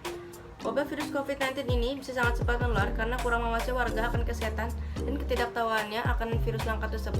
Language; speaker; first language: Indonesian; native; Indonesian